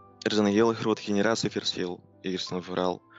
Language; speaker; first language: Dutch; non-native, fluent; Russian